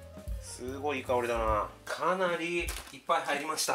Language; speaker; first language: Japanese; native; Japanese